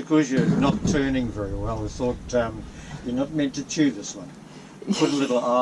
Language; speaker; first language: English; native; English